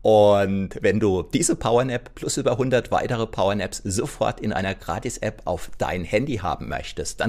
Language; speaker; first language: German; native; German